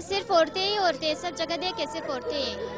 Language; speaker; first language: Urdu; non-native, local second language; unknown